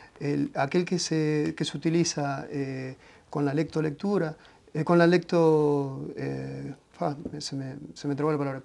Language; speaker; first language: Spanish; native; Spanish